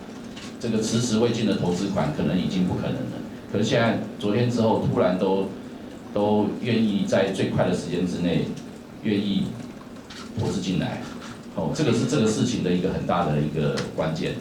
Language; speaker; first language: Chinese; native; Chinese